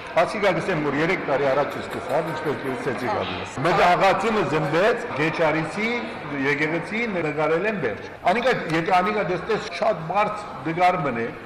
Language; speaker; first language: Armenian; early bilingual, heritage; Armenian